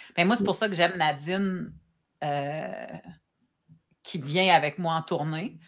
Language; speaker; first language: French; native; French